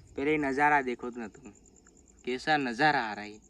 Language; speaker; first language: Hindi; non-native, local second language; Gujarati